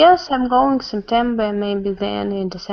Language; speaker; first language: English; non-native, learner; Russian